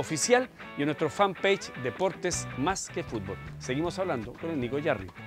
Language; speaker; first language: Spanish; native; Spanish